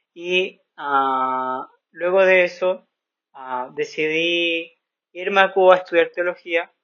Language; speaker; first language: Spanish; native; Spanish